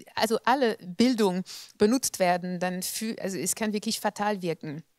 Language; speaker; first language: German; non-native, fluent; French